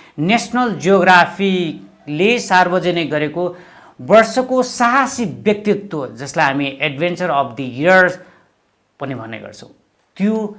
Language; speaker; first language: Nepali; native; Nepali